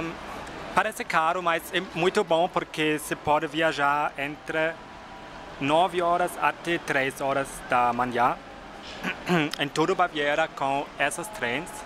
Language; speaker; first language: Portuguese; non-native, fluent; German